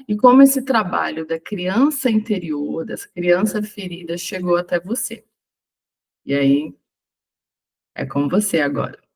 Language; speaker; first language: Portuguese; native; Portuguese